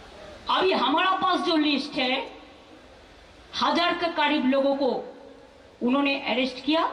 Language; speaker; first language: Hindi; non-native, local second language; Bangla